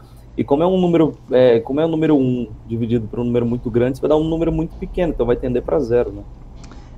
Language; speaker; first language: Portuguese; native; Portuguese